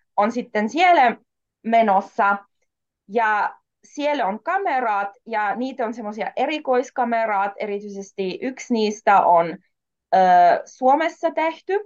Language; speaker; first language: Finnish; non-native, fluent; German